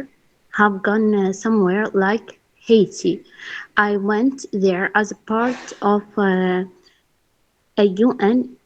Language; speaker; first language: English; non-native, learner; Arabic